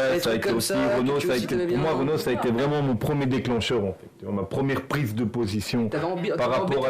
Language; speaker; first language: French; native; French